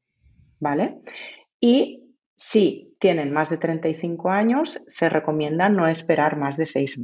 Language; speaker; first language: Spanish; native; Spanish